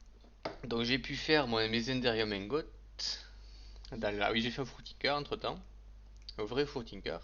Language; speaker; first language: French; native; French